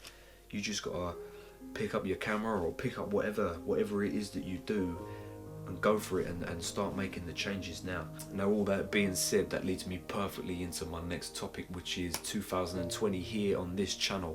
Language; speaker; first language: English; native; English